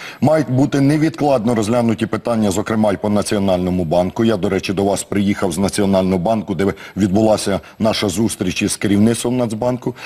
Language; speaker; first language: Ukrainian; native; Ukrainian